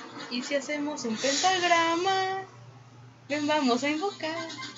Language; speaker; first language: Spanish; native; Spanish